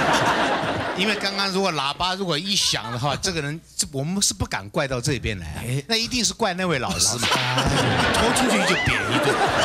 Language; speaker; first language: Chinese; native; Chinese